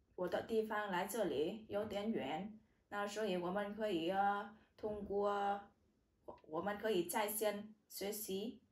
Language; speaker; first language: Chinese; non-native, learner; Vietnamese